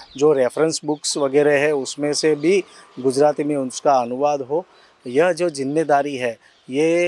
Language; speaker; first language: Hindi; non-native, local second language; Gujarati